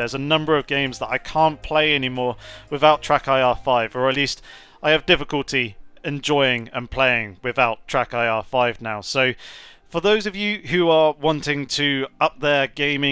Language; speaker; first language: English; native; English